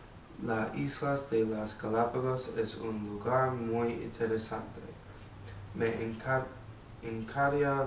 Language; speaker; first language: Spanish; non-native, learner; English